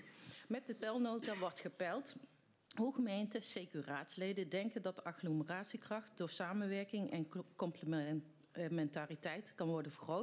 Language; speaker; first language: Dutch; native; Dutch